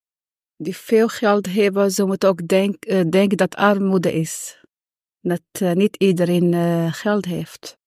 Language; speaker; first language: Dutch; non-native, fluent; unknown